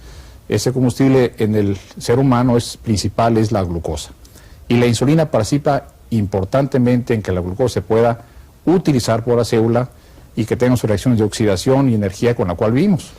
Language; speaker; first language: Spanish; native; Spanish